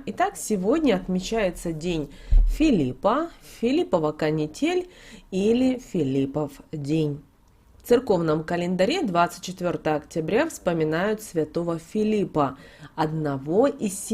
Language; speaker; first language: Russian; native; Russian